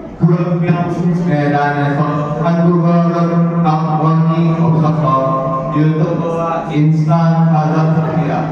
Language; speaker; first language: Korean; non-native, learner; Indonesian